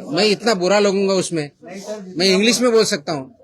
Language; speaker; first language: Hindi; non-native, local second language; Marathi